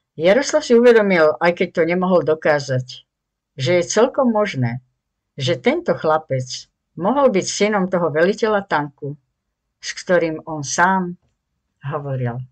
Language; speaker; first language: Slovak; native; Slovak